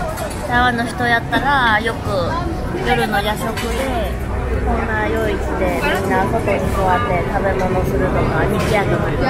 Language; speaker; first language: Japanese; non-native, fluent; Chinese